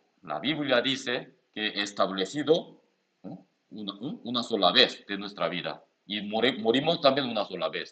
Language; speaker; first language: Spanish; non-native, learner; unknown